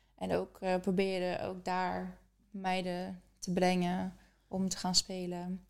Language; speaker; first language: Dutch; early bilingual, other home language; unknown